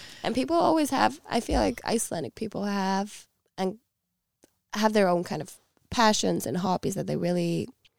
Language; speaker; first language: English; non-native, fluent; Icelandic